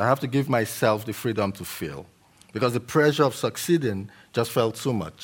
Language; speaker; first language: English; native; English